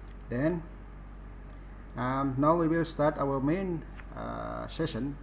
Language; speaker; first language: English; non-native, fluent; Indonesian